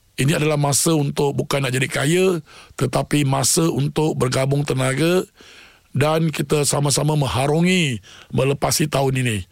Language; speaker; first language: Malay; non-native, local second language; Tamil